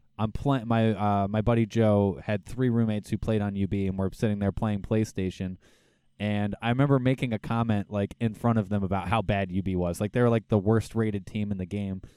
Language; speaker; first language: English; native; English